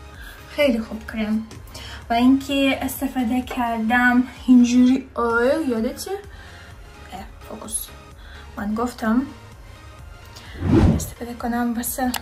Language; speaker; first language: Persian; non-native, learner; Turkish